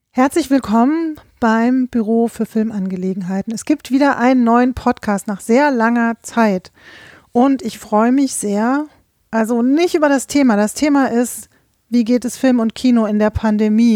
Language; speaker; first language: German; native; German